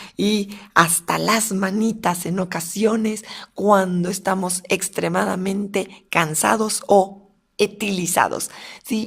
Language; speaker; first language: Spanish; native; Spanish